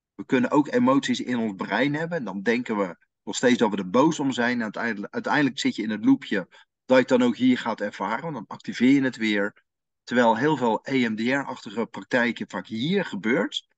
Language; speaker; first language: Dutch; native; Dutch